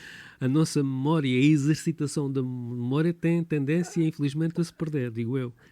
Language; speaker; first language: Portuguese; native; Portuguese